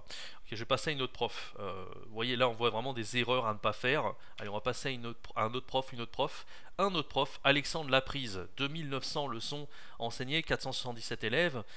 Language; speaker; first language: French; native; French